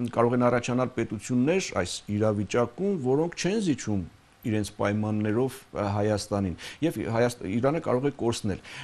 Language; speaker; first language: Armenian; native; Armenian